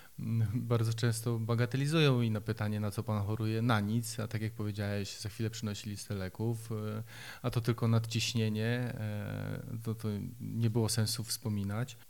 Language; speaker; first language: Polish; native; Polish